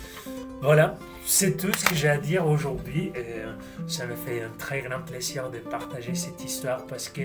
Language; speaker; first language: French; non-native, fluent; Spanish